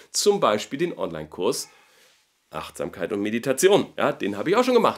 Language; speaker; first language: German; native; German